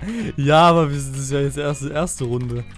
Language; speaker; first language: German; native; German